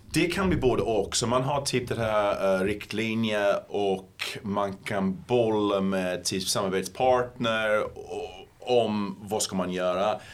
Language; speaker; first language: Swedish; non-native, fluent; English